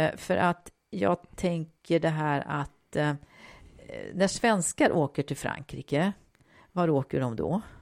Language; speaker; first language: Swedish; native; Swedish